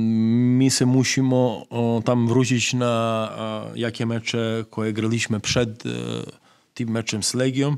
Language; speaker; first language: Polish; non-native, fluent; Serbian